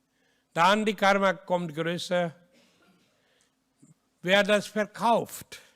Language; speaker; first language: German; non-native, learner; Hindi